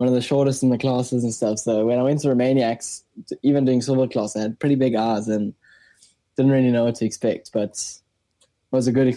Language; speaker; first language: English; native; English